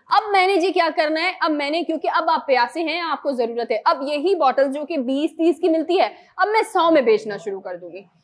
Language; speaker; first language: Urdu; native; Urdu